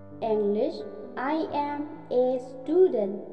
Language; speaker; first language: English; non-native, local second language; Khasi